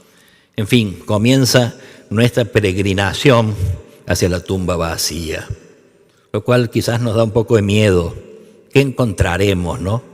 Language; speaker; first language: Spanish; native; Spanish